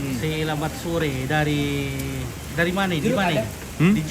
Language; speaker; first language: Indonesian; native; Indonesian